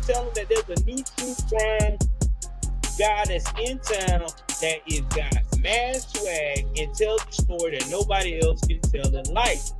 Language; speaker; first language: English; native; English